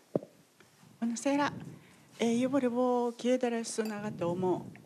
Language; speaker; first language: Italian; non-native, fluent; Japanese